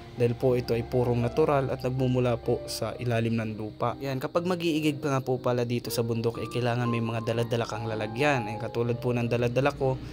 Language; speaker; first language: Filipino; non-native, local second language; Bikol